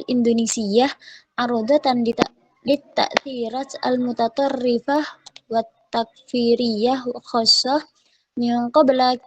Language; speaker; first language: Arabic; non-native, learner; Indonesian